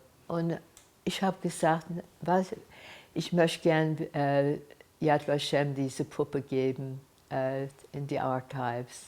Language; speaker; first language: German; early bilingual, heritage; German